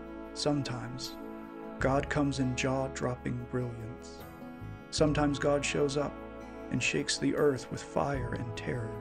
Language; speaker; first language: English; native; English